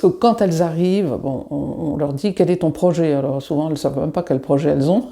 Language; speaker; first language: French; native; French